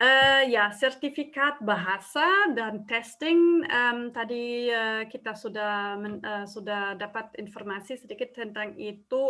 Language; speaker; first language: Indonesian; non-native, fluent; German